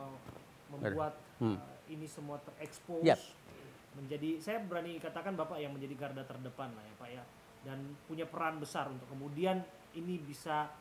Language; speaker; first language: Indonesian; native; Indonesian